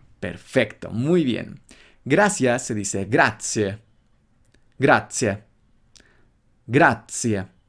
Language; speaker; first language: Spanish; native; Spanish